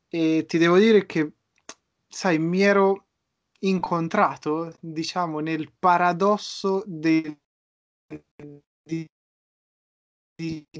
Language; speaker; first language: Italian; native; Italian